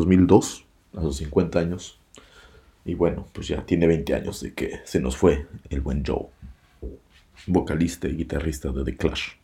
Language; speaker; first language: Spanish; native; Spanish